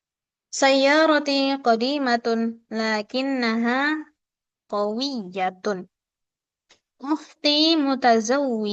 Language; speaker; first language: Arabic; non-native, fluent; Indonesian